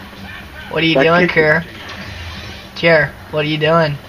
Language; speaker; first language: English; native; English